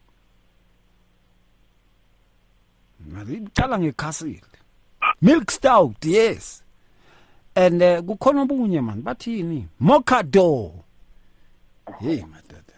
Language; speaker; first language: English; non-native, local second language; Zulu